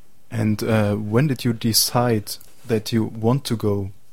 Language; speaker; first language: English; non-native, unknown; German